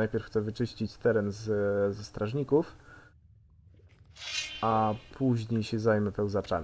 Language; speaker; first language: Polish; native; Polish